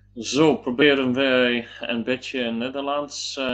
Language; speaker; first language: Dutch; non-native, learner; Polish